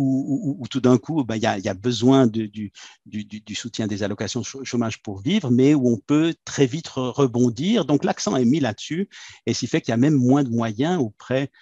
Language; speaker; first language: French; native; French